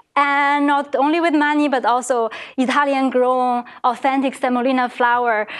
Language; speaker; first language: English; non-native, fluent; Chinese